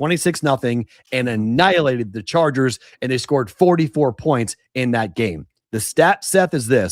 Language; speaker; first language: English; native; English